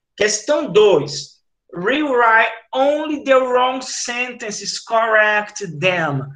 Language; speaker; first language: English; non-native, fluent; Portuguese